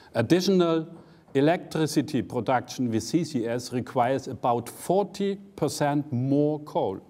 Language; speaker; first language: English; non-native, fluent; German